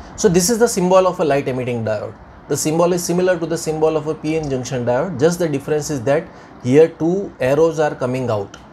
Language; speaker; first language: English; non-native, local second language; Gujarati